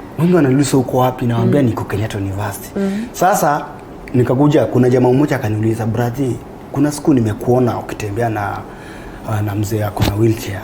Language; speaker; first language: Swahili; non-native, local second language; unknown